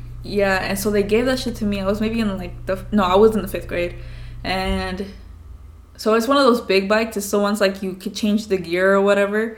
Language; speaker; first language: English; early bilingual, other home language; Spanish